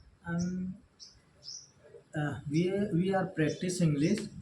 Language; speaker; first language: English; non-native, learner; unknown